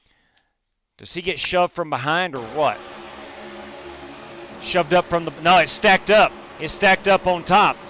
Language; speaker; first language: English; native; English